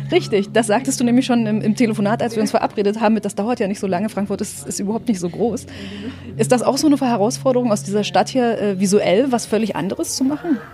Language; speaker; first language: German; native; German